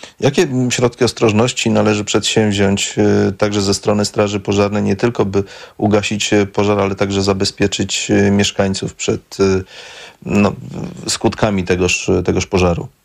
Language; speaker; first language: Polish; native; Polish